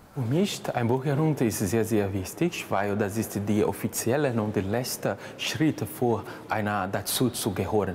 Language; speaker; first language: German; non-native, fluent; Portuguese